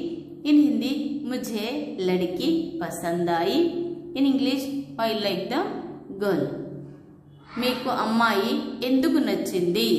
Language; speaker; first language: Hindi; non-native, local second language; Telugu